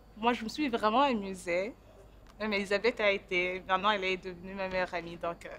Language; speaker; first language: French; non-native, local second language; Rundi